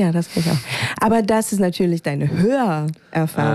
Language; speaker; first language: German; native; German